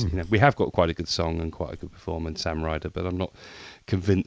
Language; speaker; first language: English; native; English